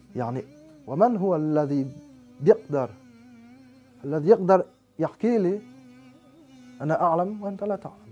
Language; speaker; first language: Arabic; non-native, fluent; French